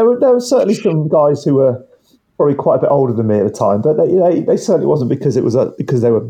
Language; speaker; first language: English; native; English